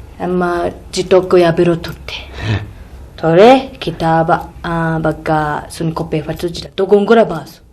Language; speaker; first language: Oromo; non-native, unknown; Japanese